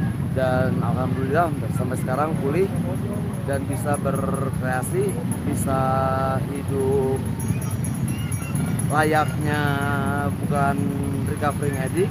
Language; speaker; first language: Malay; non-native, local second language; Sundanese